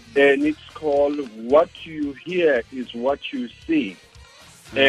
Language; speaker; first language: English; non-native, local second language; Zulu